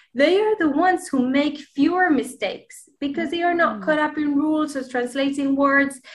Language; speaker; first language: English; non-native, fluent; Spanish